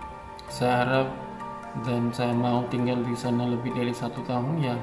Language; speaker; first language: Indonesian; non-native, learner; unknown